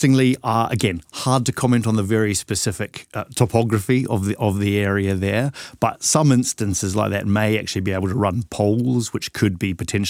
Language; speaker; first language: English; native; English